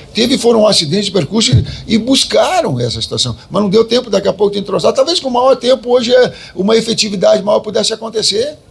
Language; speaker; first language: Portuguese; native; Portuguese